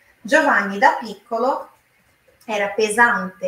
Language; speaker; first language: Italian; non-native, fluent; Portuguese